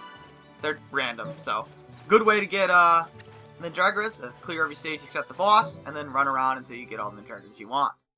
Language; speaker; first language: English; native; English